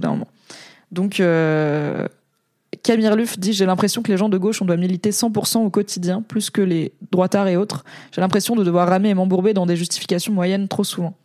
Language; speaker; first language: French; native; French